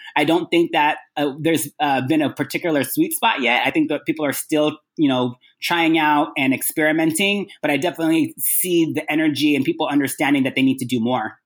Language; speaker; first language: English; native; English